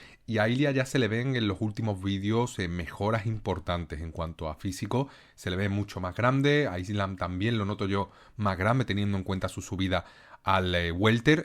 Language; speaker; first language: Spanish; native; Spanish